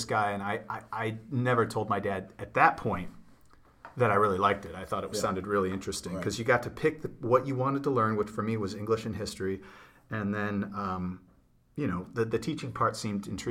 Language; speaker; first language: English; native; English